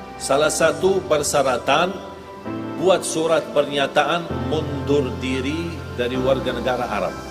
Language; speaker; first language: Indonesian; non-native, fluent; Arabic